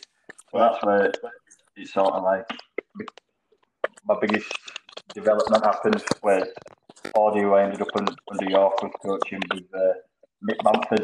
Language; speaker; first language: English; native; English